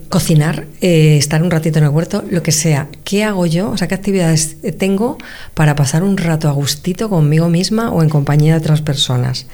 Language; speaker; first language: Spanish; native; Spanish